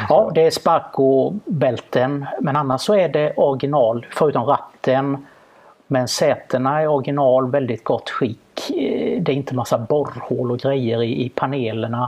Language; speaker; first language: Swedish; native; Swedish